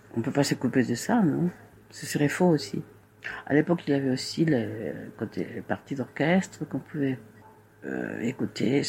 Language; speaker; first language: French; non-native, fluent; Spanish